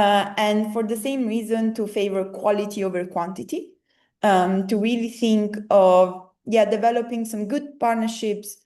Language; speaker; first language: English; non-native, fluent; Italian